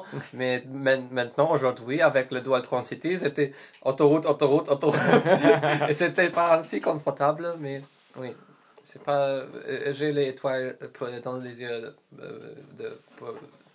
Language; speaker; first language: French; non-native, learner; Polish